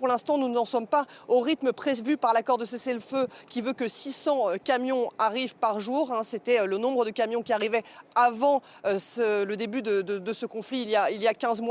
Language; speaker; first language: French; native; French